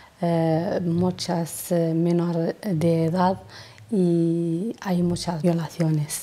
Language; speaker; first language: Spanish; non-native, learner; Arabic